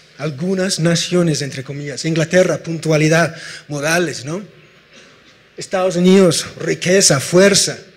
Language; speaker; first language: Spanish; non-native, fluent; English